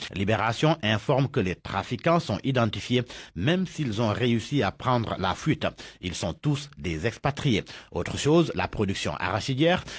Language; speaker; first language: French; non-native, local second language; Wolof